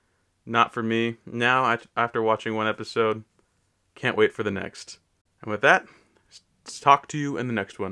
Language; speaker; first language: English; native; English